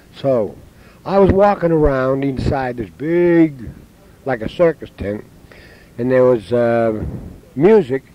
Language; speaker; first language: English; native; English